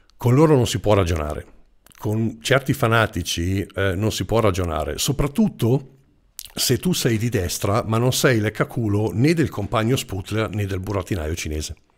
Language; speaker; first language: Italian; non-native, fluent; German